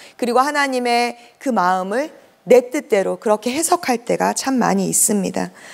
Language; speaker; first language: Korean; native; Korean